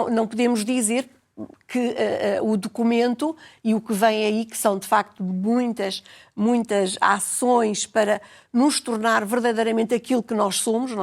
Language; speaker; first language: Portuguese; native; Portuguese